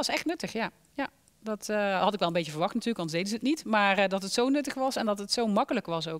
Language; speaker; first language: Dutch; native; Dutch